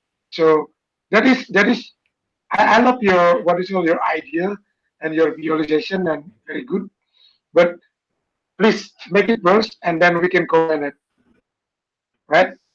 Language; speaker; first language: English; non-native, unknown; Indonesian